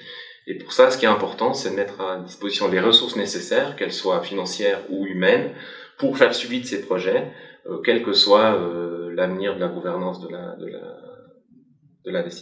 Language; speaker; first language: French; native; French